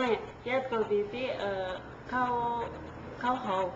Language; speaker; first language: Cantonese; non-native, learner; Indonesian